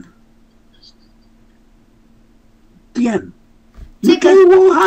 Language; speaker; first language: Chinese; non-native, learner; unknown